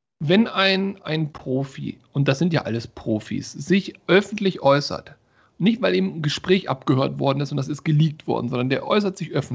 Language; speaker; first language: German; native; German